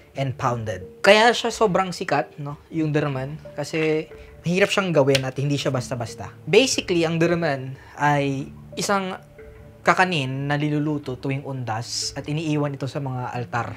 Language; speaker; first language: Filipino; non-native, local second language; Pangasinan